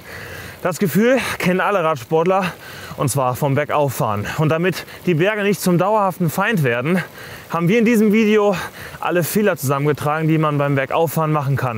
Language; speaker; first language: German; native; German